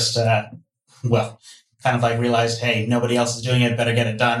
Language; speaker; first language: English; non-native, local second language; Cantonese